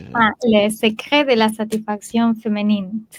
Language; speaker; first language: French; non-native, learner; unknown